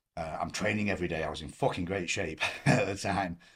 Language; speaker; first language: English; native; English